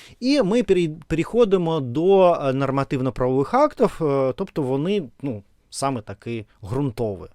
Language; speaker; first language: Ukrainian; non-native, learner; Russian